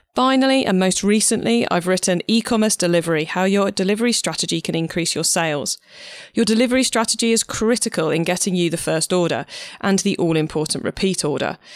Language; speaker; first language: English; native; English